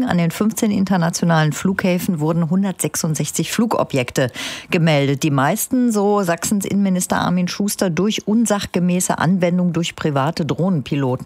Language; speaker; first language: German; native; German